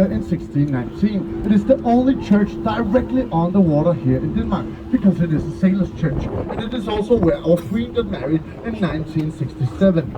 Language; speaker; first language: English; non-native, fluent; Danish